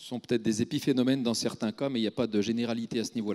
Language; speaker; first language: French; native; French